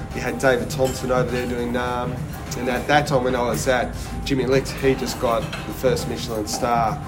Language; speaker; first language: English; native; English